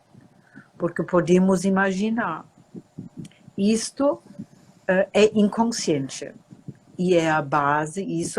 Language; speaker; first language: Portuguese; non-native, fluent; German